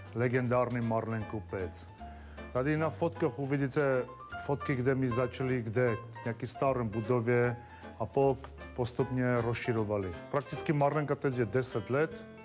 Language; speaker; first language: Czech; non-native, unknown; Armenian